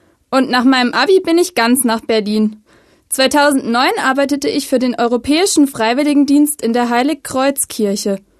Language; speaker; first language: German; non-native, fluent; Italian